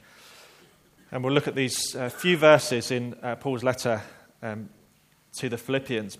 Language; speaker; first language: English; native; English